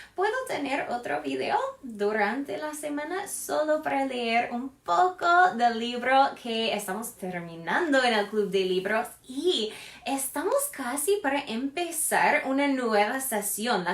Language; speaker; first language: Spanish; non-native, fluent; English